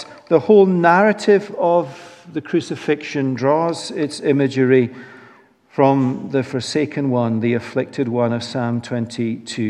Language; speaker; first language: English; native; English